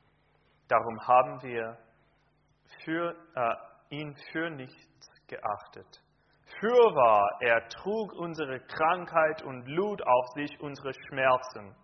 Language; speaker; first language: German; non-native, fluent; English